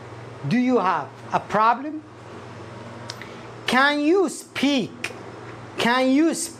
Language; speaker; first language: English; non-native, fluent; Arabic